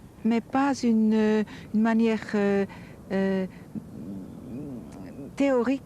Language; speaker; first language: French; non-native, fluent; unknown